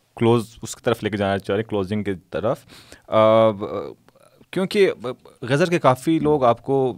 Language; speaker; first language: Urdu; non-native, local second language; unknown